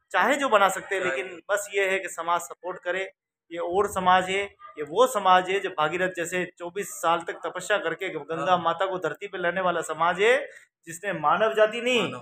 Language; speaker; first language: Hindi; native; Hindi